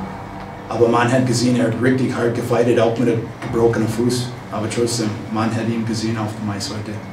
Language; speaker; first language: German; non-native, fluent; English